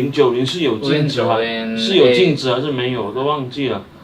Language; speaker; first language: Chinese; native; Chinese